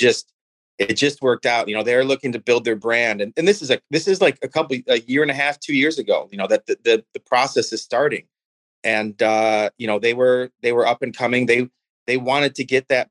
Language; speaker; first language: English; native; English